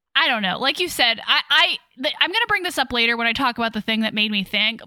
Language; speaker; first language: English; native; English